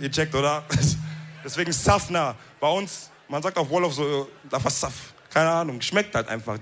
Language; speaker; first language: German; early bilingual, other home language; Wolof